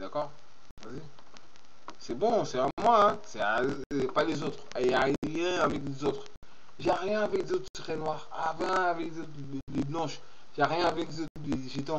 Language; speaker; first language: French; non-native, learner; Portuguese